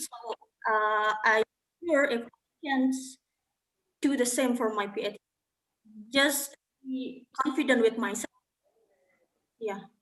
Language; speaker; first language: English; non-native, learner; Indonesian